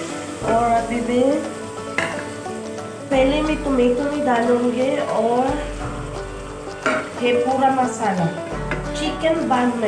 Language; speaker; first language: Hindi; non-native, learner; Filipino